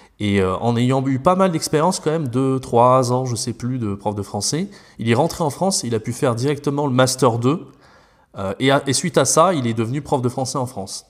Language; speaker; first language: French; native; French